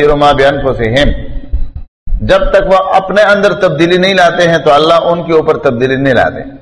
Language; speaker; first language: Urdu; non-native, local second language; Pashto